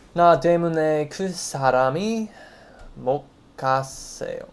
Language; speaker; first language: Korean; non-native, learner; English